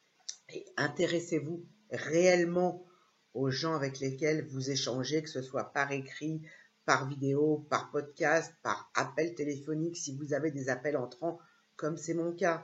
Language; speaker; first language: French; native; French